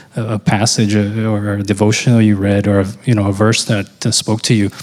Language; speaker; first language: English; non-native, fluent; Portuguese